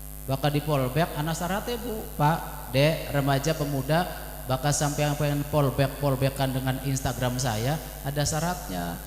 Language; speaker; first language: Malay; non-native, local second language; Javanese